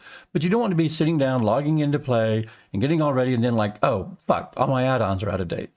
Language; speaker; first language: English; native; English